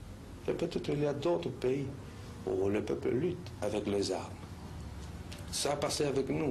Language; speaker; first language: French; non-native, fluent; Spanish